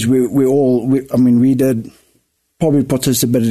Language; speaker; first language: English; non-native, local second language; Afrikaans